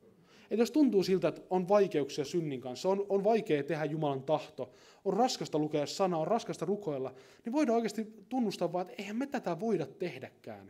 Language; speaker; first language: Finnish; native; Finnish